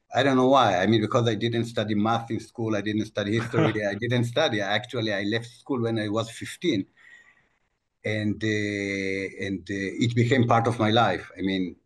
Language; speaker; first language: English; non-native, fluent; Hebrew